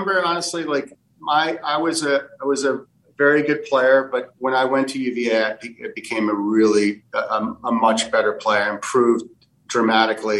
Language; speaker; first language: English; early bilingual, other home language; Portuguese